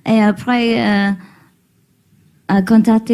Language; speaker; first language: French; non-native, learner; Vietnamese